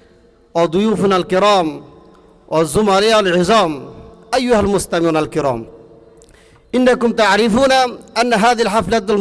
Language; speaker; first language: Arabic; non-native, learner; Bangla